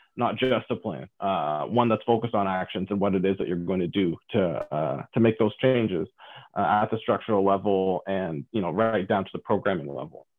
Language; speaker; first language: English; native; English